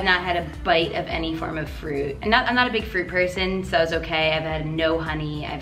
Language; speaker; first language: English; native; English